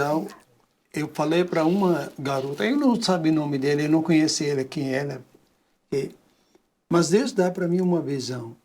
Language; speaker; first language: Portuguese; non-native, learner; Arabic